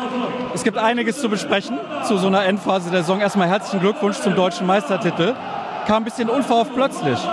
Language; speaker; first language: German; native; German